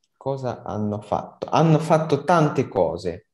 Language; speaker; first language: Italian; non-native, fluent; Ukrainian